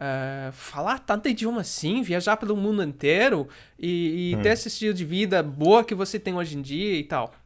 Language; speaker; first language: Portuguese; non-native, fluent; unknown